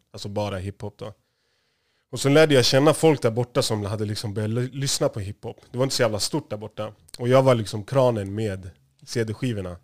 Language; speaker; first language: Swedish; native; Swedish